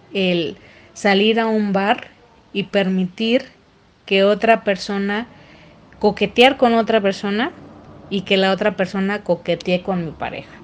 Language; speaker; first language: Spanish; native; Spanish